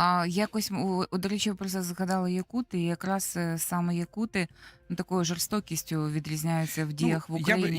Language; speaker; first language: Ukrainian; native; Ukrainian